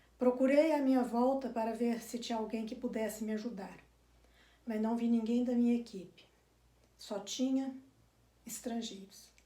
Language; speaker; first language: Portuguese; native; Portuguese